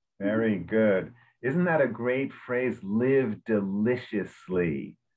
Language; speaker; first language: English; native; English